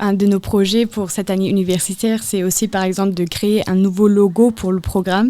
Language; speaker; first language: French; non-native, fluent; German